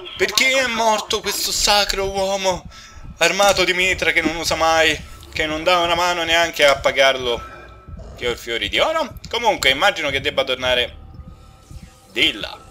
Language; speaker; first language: Italian; native; Italian